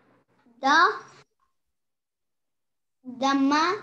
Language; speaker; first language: French; non-native, learner; Arabic